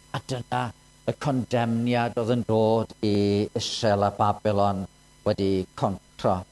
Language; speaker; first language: Welsh; native; Welsh